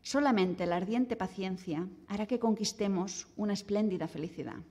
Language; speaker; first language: Spanish; non-native, local second language; Catalan